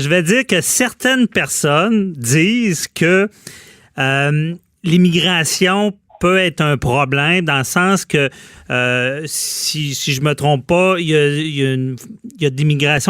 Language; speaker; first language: French; native; French